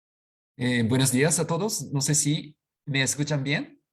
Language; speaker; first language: Spanish; non-native, fluent; Japanese